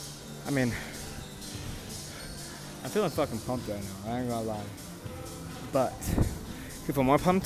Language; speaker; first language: English; native; English